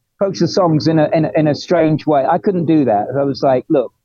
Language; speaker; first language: English; native; English